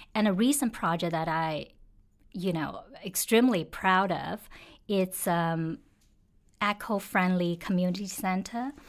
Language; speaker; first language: English; non-native, fluent; Chinese